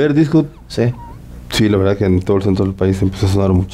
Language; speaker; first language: Spanish; native; Spanish